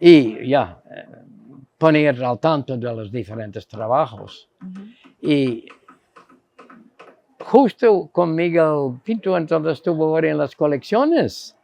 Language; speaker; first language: Spanish; non-native, fluent; Dutch